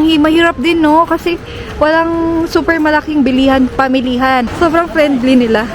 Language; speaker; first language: Filipino; native; Filipino